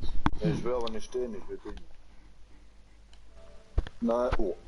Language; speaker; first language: German; native; German